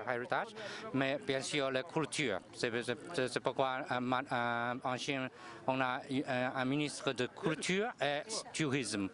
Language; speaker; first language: French; non-native, fluent; Chinese